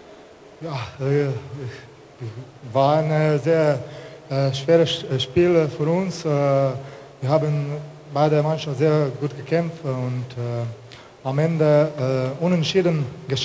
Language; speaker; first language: German; non-native, learner; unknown